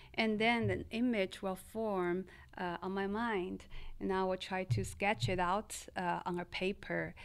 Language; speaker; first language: English; non-native, fluent; Chinese